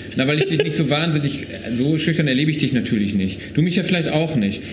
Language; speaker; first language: German; native; German